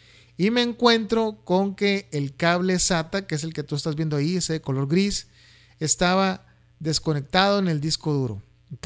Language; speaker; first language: Spanish; native; Spanish